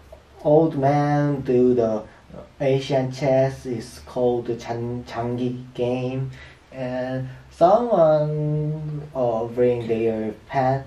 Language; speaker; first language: English; non-native, learner; Korean